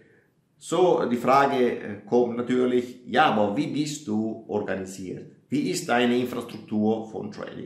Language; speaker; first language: German; non-native, fluent; Italian